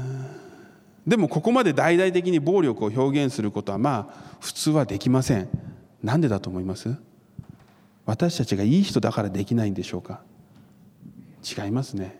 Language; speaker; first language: Japanese; non-native, fluent; Korean